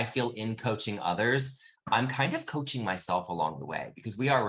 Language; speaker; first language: English; native; English